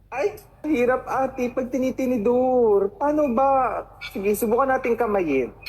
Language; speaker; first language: Filipino; native; Filipino